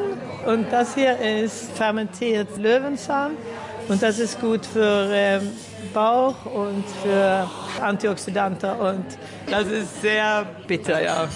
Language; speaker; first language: German; early bilingual, heritage; Swedish